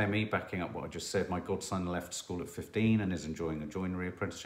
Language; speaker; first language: English; native; English